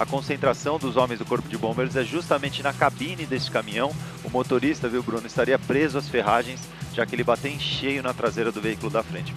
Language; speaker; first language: Portuguese; native; Portuguese